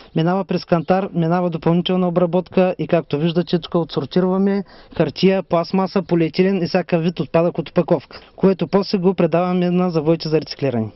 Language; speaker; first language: Bulgarian; native; Bulgarian